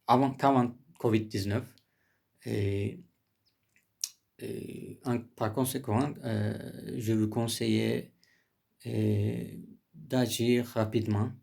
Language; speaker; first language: French; non-native, learner; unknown